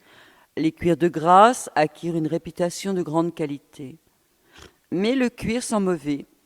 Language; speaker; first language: French; native; French